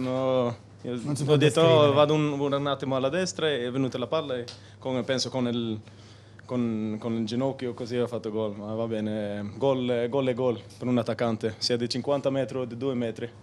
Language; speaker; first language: Italian; non-native, learner; Spanish